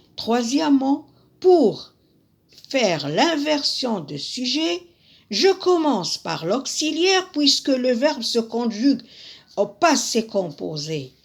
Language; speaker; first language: French; non-native, local second language; Arabic